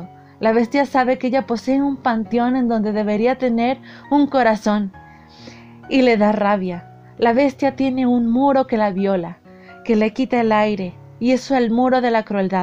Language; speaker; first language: Spanish; native; Spanish